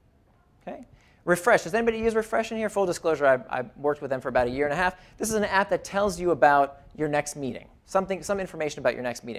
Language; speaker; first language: English; native; English